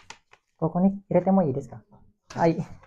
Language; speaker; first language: Japanese; non-native, learner; Indonesian